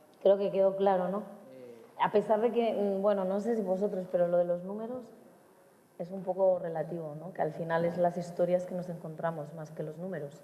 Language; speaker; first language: Spanish; native; Spanish